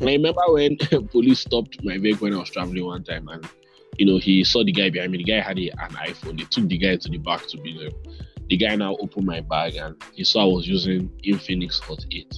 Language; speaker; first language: English; non-native, local second language; Yoruba